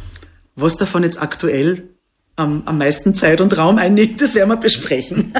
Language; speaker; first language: German; native; German